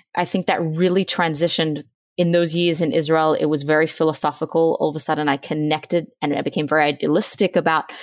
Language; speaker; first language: English; native; English